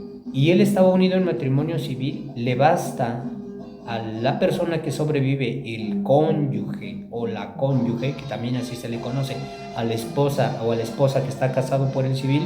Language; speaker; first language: Spanish; native; Spanish